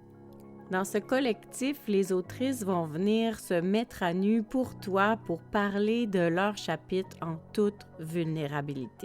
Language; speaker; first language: French; native; French